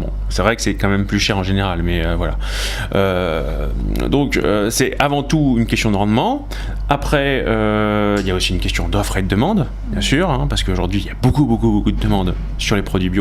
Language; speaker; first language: French; native; French